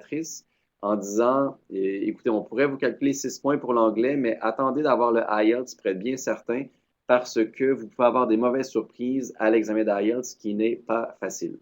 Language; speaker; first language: French; native; French